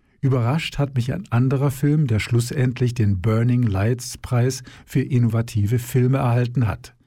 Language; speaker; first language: German; native; German